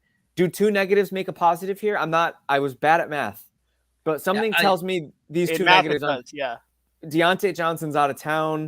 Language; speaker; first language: English; native; English